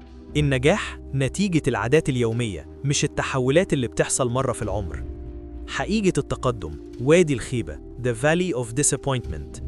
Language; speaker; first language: Arabic; native; Arabic